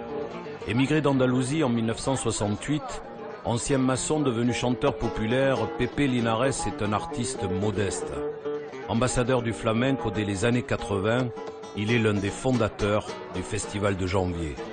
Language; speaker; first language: French; native; French